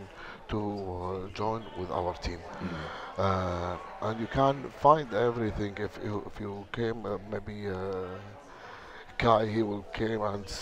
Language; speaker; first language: English; non-native, learner; Arabic